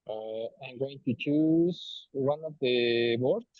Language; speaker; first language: English; non-native, learner; Spanish